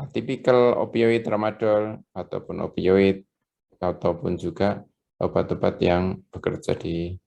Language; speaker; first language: Indonesian; native; Indonesian